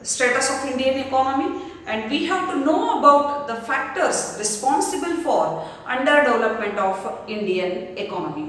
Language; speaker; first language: English; non-native, local second language; Kannada